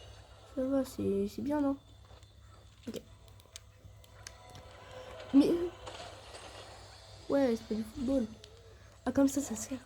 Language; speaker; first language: French; native; French